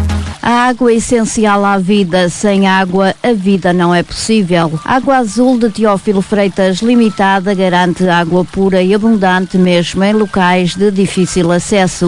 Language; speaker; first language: Portuguese; native; Portuguese